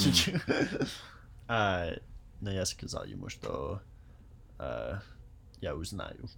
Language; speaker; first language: Russian; non-native, learner; English